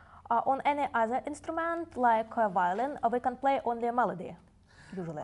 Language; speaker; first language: English; non-native, fluent; Russian